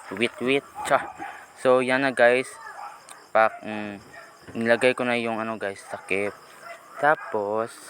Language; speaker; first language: Filipino; non-native, local second language; Cebuano